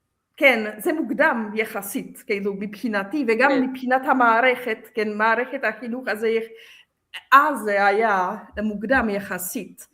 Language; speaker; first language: Hebrew; non-native, fluent; Czech